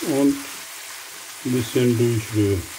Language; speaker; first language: German; non-native, learner; Urdu